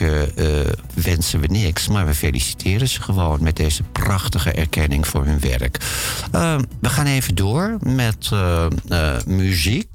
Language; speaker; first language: Dutch; native; Dutch